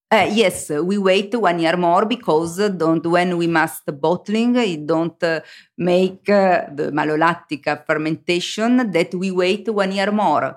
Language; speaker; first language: English; non-native, learner; Italian